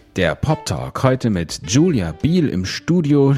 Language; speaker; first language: German; native; German